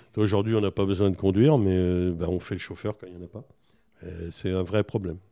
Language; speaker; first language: French; native; French